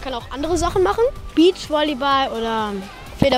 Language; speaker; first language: German; native; German